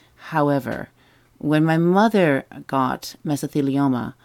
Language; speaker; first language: English; native; English